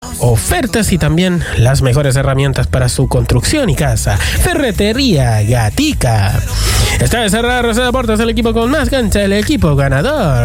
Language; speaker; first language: Spanish; native; Spanish